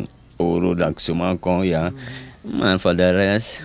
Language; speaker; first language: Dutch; non-native, local second language; Sranan Tongo